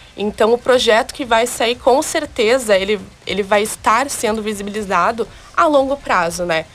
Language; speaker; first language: Portuguese; native; Portuguese